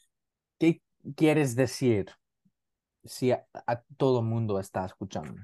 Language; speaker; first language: Spanish; non-native, learner; English